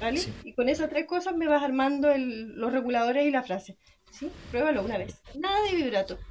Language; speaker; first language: Spanish; native; Spanish